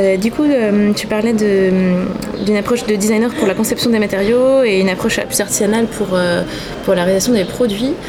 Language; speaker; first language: French; native; French